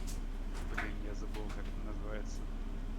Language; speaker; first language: Russian; non-native, learner; English